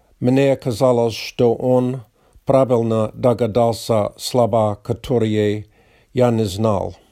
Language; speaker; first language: Russian; non-native, learner; English